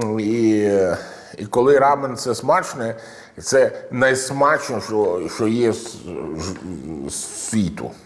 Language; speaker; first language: Ukrainian; non-native, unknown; Italian